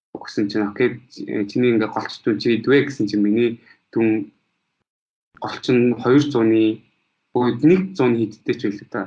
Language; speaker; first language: Mongolian; early bilingual, heritage; Mongolian